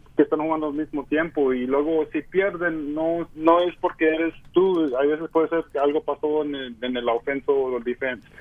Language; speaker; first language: Spanish; early bilingual, heritage; Spanish